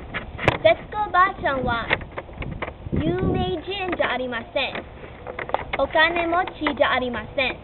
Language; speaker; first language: Japanese; non-native, learner; English